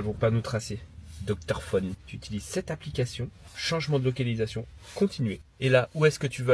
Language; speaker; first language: French; native; French